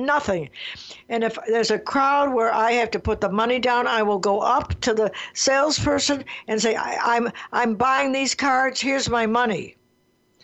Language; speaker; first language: English; native; English